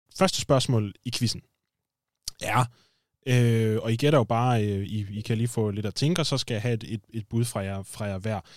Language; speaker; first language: Danish; native; Danish